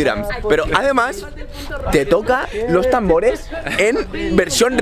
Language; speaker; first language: Spanish; native; Spanish